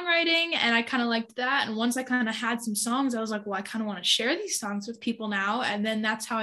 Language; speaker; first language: English; native; English